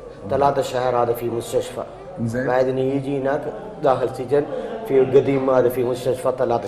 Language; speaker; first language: Arabic; non-native, learner; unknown